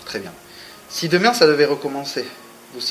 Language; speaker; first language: French; native; French